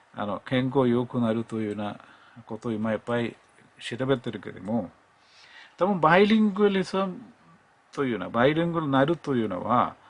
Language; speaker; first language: Japanese; non-native, learner; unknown